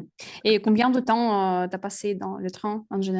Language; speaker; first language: French; non-native, fluent; Russian